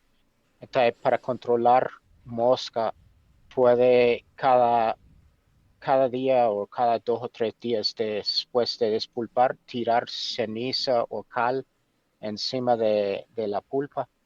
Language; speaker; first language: Spanish; non-native, fluent; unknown